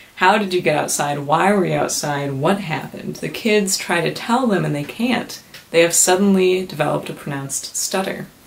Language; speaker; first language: English; native; English